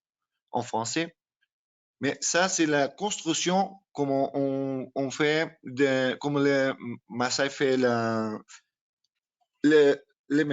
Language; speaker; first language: French; non-native, learner; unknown